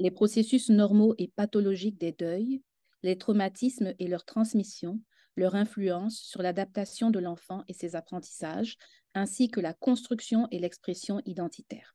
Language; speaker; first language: French; native; French